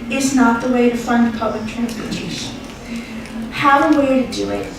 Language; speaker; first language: English; native; English